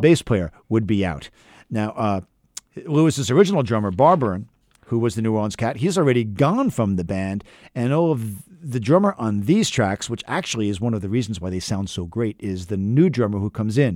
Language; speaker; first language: English; native; English